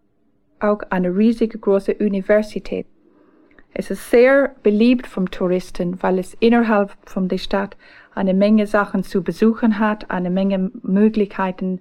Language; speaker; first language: German; non-native, fluent; English